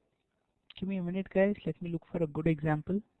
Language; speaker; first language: English; non-native, local second language; Hindi